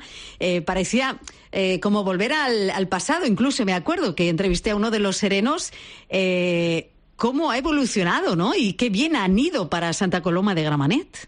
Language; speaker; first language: Catalan; native; Catalan